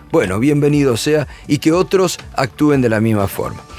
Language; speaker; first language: Spanish; native; Spanish